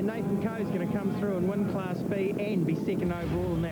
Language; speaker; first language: English; native; English